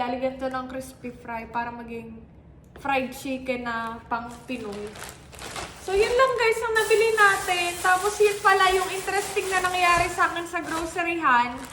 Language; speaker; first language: Filipino; native; Filipino